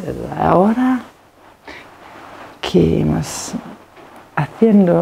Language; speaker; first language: Spanish; non-native, fluent; Danish